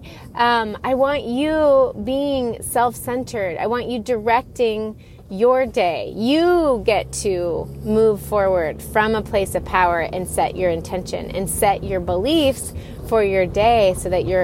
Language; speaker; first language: English; native; English